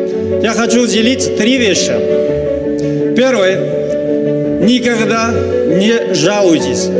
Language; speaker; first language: Russian; non-native, learner; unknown